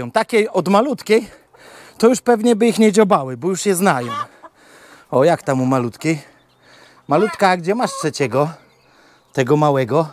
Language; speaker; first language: Polish; native; Polish